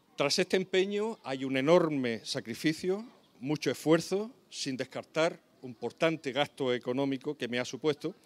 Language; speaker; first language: Spanish; native; Spanish